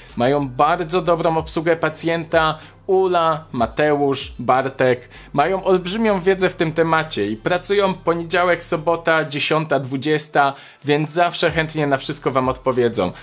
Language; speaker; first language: Polish; native; Polish